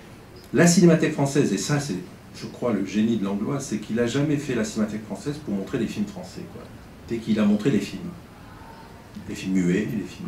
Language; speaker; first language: French; native; French